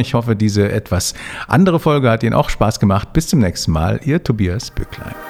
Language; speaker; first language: German; native; German